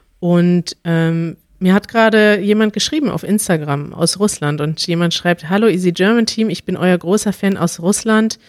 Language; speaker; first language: German; native; German